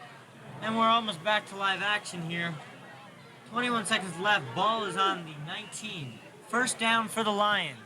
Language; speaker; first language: English; native; English